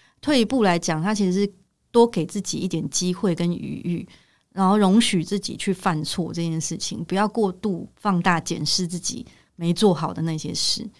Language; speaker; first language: Chinese; native; Chinese